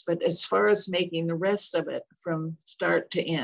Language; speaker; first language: English; native; English